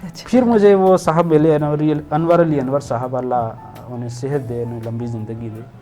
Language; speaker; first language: Urdu; non-native, local second language; Punjabi